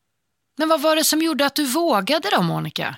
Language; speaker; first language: Swedish; native; Swedish